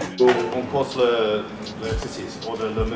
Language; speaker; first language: French; native; French